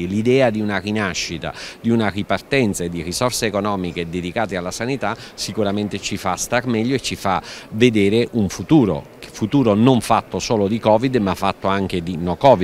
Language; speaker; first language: Italian; native; Italian